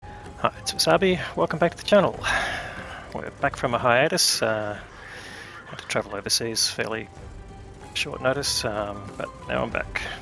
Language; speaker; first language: English; native; English